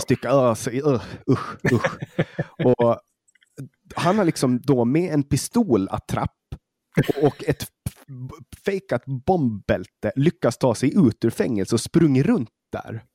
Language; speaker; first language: Swedish; native; Swedish